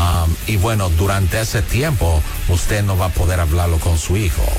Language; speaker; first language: Spanish; non-native, learner; English